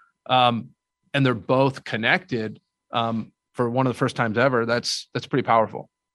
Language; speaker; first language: English; native; English